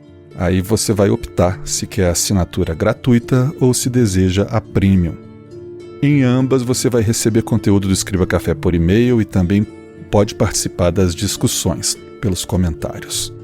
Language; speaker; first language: Portuguese; native; Portuguese